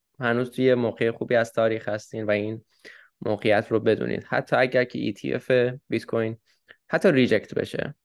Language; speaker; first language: Persian; native; Persian